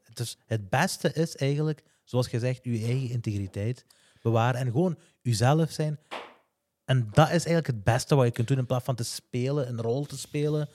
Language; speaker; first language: Dutch; native; Dutch